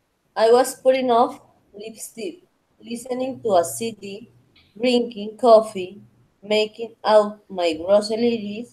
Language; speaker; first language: English; non-native, learner; Spanish